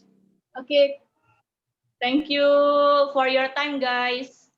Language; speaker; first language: English; non-native, learner; Indonesian